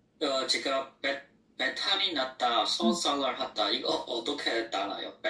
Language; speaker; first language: Korean; non-native, learner; Chinese